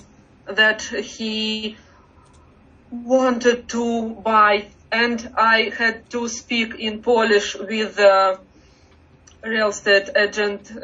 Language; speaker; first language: English; non-native, learner; Russian